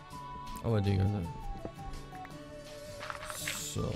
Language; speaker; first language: German; native; German